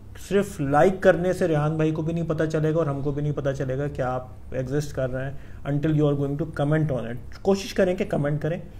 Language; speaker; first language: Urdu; native; Urdu